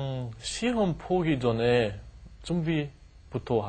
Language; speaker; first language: Korean; non-native, learner; German